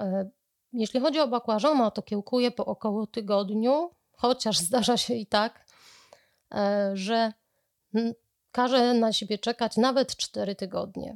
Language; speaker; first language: Polish; native; Polish